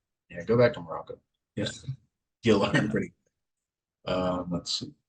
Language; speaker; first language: English; native; English